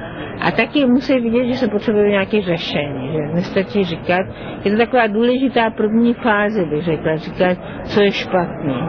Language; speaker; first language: Czech; non-native, fluent; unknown